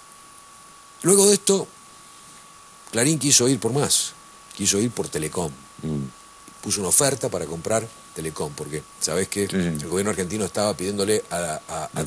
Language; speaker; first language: Spanish; native; Spanish